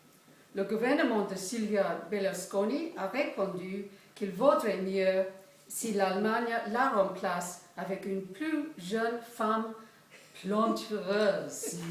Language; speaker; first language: French; non-native, fluent; English